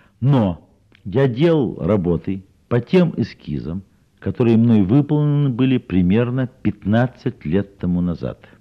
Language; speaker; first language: Russian; native; Russian